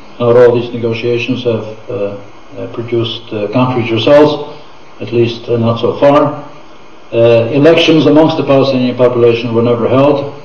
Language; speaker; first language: English; non-native, fluent; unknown